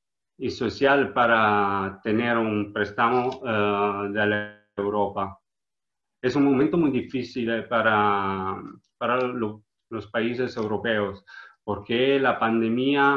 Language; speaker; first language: Spanish; non-native, learner; Italian